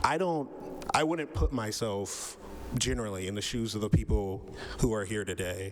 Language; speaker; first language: English; native; English